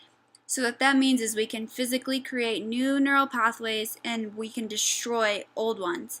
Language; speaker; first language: English; native; English